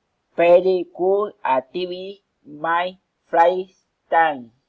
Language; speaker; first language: English; non-native, learner; Spanish